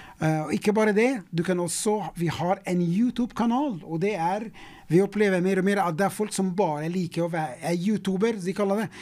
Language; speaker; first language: Norwegian; non-native, fluent; English